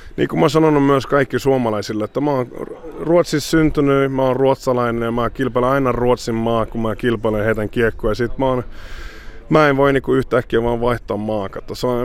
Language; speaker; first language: Finnish; early bilingual, heritage; Swedish